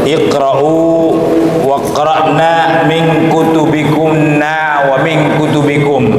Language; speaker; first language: Arabic; non-native, fluent; Indonesian